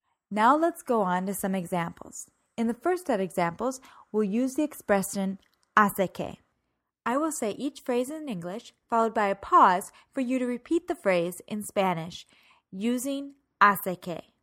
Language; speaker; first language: English; native; English